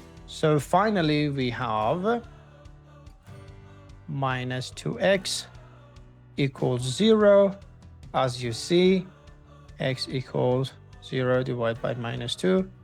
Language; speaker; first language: English; non-native, fluent; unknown